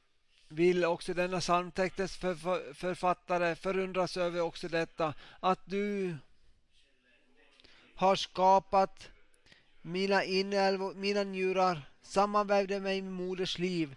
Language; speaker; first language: Swedish; non-native, local second language; Finnish